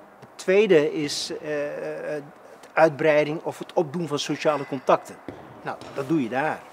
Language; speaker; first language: Dutch; early bilingual, other home language; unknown